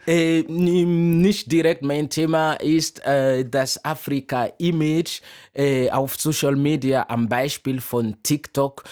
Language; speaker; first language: German; non-native, fluent; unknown